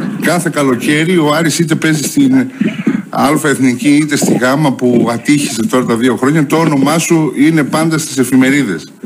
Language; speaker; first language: Greek; native; Greek